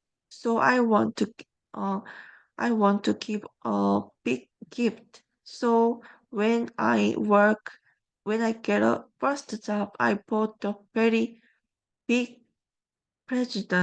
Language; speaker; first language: English; non-native, learner; Korean